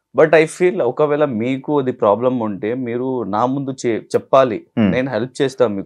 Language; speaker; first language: Telugu; non-native, learner; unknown